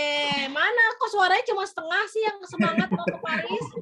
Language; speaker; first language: Indonesian; native; Indonesian